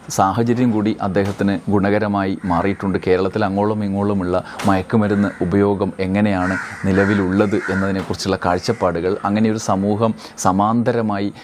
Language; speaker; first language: Malayalam; native; Malayalam